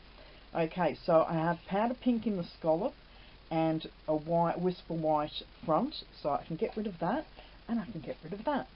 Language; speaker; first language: English; native; English